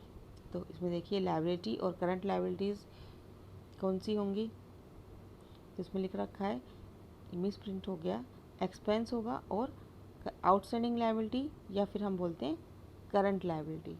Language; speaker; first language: Hindi; native; Hindi